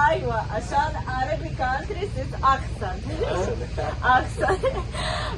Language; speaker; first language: Arabic; non-native, learner; Russian